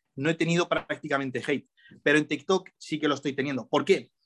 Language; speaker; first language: Spanish; early bilingual, other home language; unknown